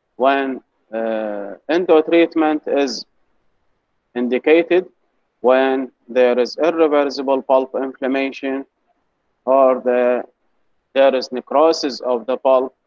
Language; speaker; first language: English; non-native, fluent; Arabic